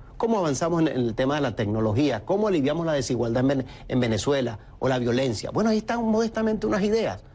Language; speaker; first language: Spanish; native; Spanish